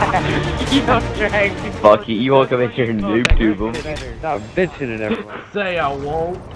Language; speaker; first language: English; native; English